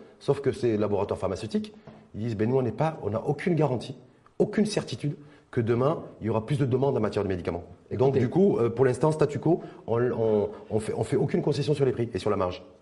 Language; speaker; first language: French; non-native, local second language; Arabic